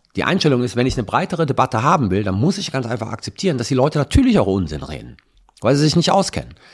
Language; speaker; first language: German; early bilingual, other home language; Italian